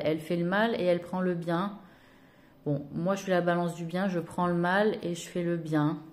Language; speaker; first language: French; native; French